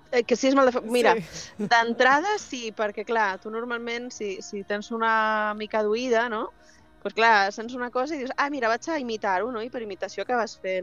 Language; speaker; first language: Catalan; native; Catalan